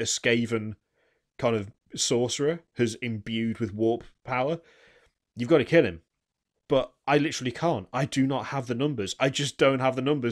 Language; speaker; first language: English; native; English